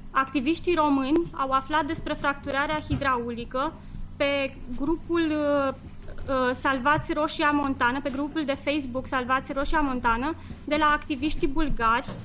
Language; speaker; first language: Romanian; native; Romanian